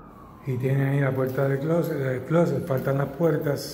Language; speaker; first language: Spanish; native; Spanish